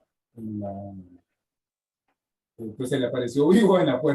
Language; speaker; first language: Spanish; native; Spanish